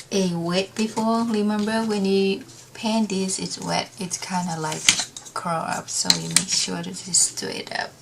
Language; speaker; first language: English; non-native, learner; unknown